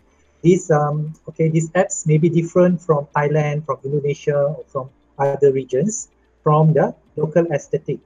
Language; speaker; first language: English; non-native, local second language; Malay